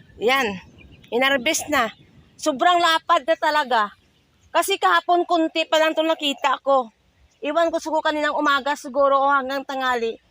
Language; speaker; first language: Filipino; non-native, local second language; Hiligaynon